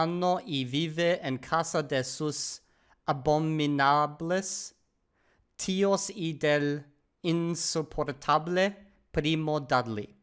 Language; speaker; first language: Spanish; non-native, learner; English